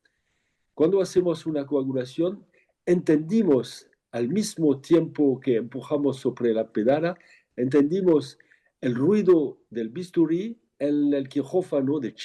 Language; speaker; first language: Spanish; non-native, fluent; French